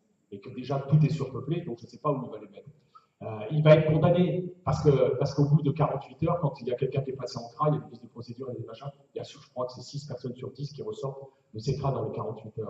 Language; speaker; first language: French; native; French